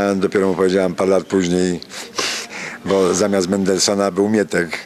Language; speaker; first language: Polish; native; Polish